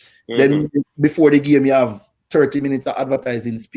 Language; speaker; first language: English; native; English